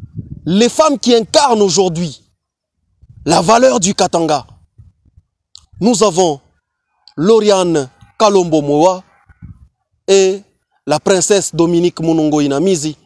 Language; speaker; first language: French; non-native, local second language; Swahili